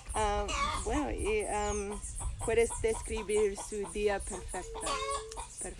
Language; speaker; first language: Spanish; non-native, learner; English